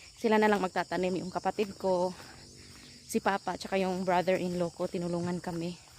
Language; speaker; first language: Filipino; non-native, local second language; Cebuano